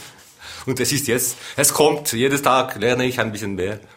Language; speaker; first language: German; non-native, local second language; French